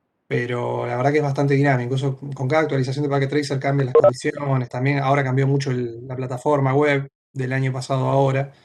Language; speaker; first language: Spanish; native; Spanish